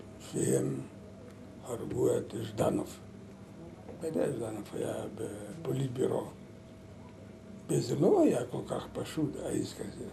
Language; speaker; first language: Hebrew; non-native, learner; Lithuanian